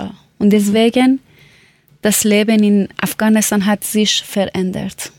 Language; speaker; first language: German; non-native, learner; Persian